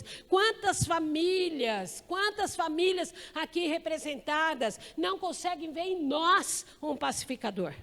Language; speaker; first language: Portuguese; native; Portuguese